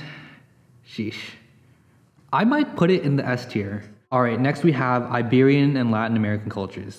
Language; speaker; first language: English; native; English